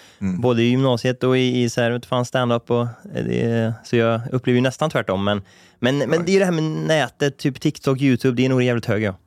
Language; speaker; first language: Swedish; native; Swedish